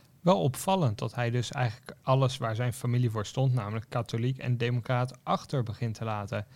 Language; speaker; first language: Dutch; native; Dutch